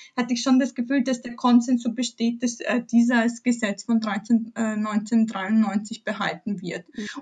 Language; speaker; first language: German; early bilingual, other home language; Polish